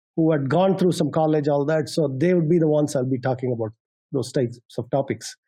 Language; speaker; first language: English; non-native, local second language; Tamil